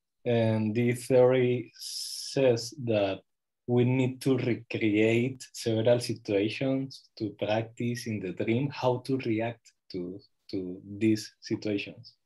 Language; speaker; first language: English; non-native, learner; Spanish